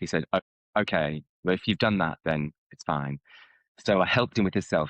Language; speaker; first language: English; native; English